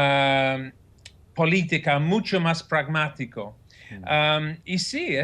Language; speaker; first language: Spanish; non-native, fluent; English